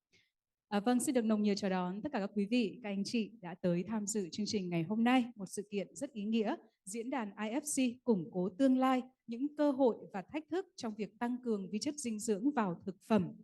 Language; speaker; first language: Vietnamese; native; Vietnamese